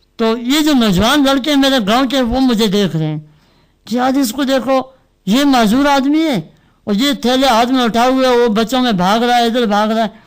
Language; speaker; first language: Urdu; non-native, local second language; Northern Hindko